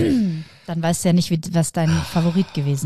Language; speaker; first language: German; native; German